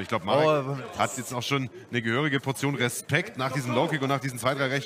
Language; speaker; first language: German; native; German